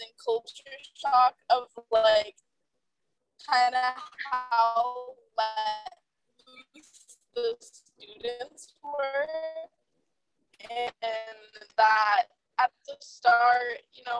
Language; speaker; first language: English; native; English